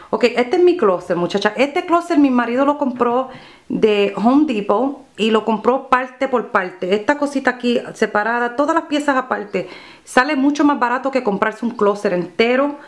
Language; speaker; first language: Spanish; early bilingual, other home language; English